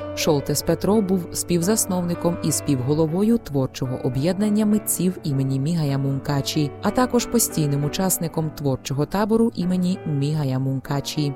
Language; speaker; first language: Ukrainian; non-native, local second language; Hungarian